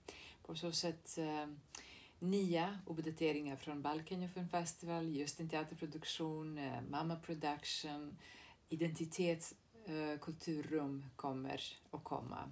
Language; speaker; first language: Swedish; non-native, fluent; Serbian